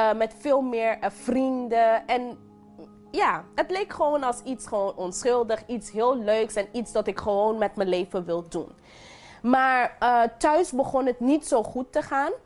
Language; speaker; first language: Dutch; non-native, local second language; English